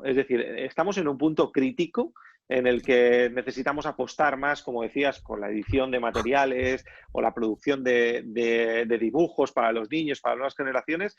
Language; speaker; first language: Spanish; native; Spanish